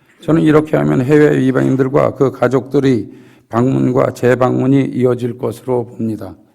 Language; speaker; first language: Korean; native; Korean